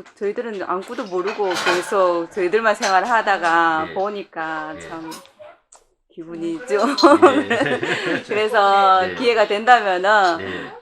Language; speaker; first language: Korean; non-native, fluent; Khmer